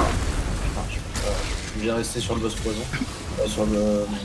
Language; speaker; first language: French; native; French